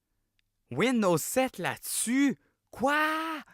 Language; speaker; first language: French; native; French